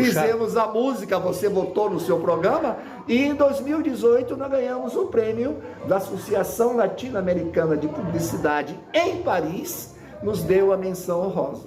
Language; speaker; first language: Portuguese; native; Portuguese